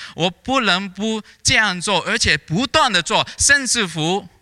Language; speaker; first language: Chinese; native; Chinese